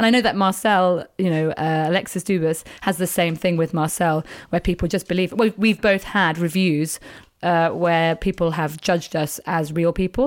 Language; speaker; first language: English; native; English